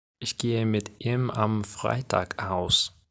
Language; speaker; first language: German; non-native, fluent; Ukrainian